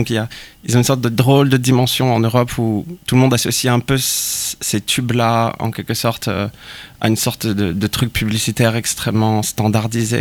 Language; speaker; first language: French; native; French